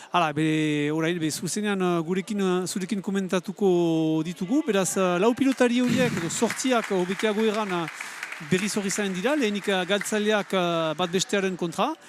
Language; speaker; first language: Basque; native; Basque